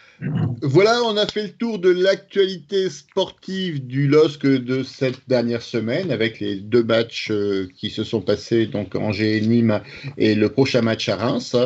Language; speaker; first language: French; native; French